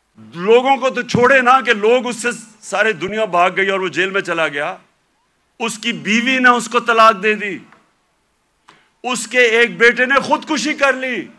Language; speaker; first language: Urdu; native; Urdu